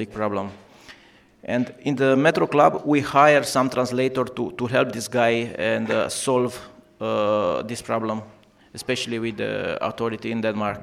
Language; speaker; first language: English; non-native, learner; Romanian